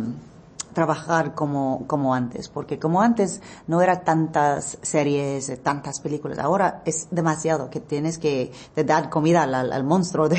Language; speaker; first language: Spanish; early bilingual, heritage; English